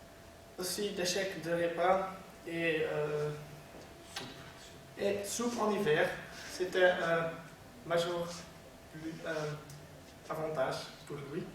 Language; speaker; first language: French; non-native, learner; Dutch